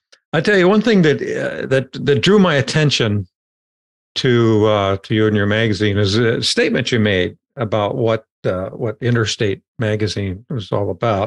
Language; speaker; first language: English; native; English